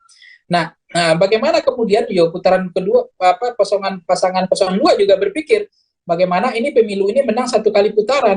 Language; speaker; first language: Indonesian; native; Indonesian